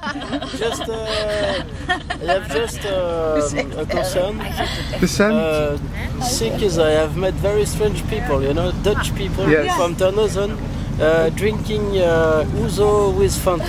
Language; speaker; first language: English; non-native, learner; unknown